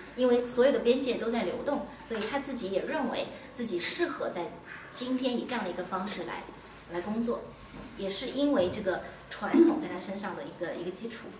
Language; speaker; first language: Chinese; native; Chinese